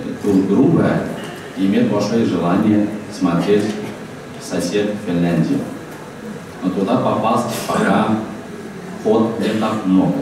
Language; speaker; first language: Russian; non-native, fluent; Chinese